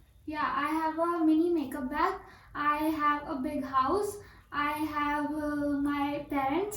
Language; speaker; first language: English; non-native, learner; Hindi